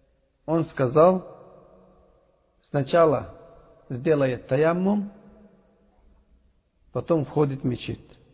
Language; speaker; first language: Russian; non-native, local second language; Uzbek